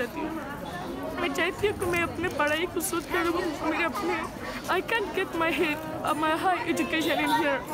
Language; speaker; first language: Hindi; non-native, learner; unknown